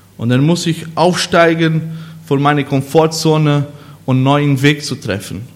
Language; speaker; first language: German; non-native, learner; Portuguese